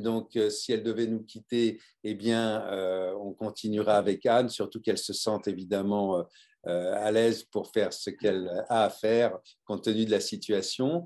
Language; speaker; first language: French; native; French